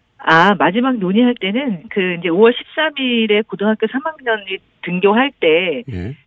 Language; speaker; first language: Korean; native; Korean